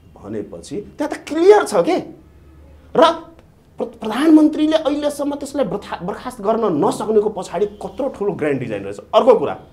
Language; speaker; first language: Nepali; non-native, local second language; Maithili